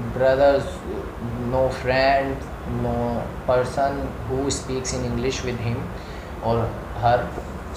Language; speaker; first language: English; non-native, learner; Hindi